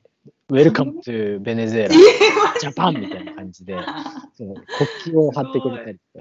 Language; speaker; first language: Japanese; native; Japanese